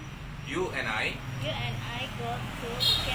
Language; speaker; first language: English; non-native, fluent; Indonesian